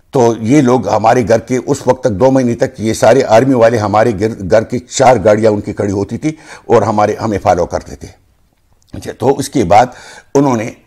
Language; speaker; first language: Urdu; non-native, local second language; Pashto